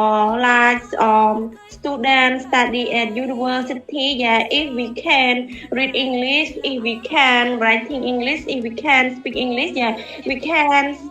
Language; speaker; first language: English; non-native, learner; Khmer